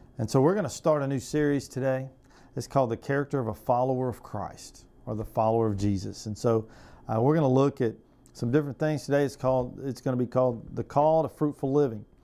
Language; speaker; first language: English; native; English